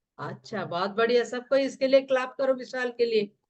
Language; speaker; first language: Hindi; native; Hindi